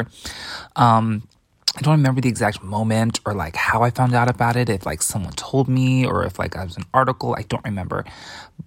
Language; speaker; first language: English; native; English